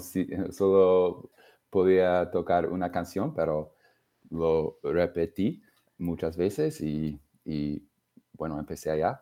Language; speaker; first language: Spanish; non-native, fluent; English